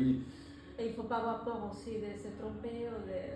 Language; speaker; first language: French; non-native, fluent; Spanish